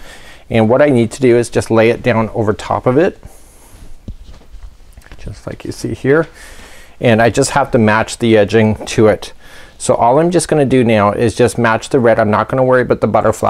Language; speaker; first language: English; native; English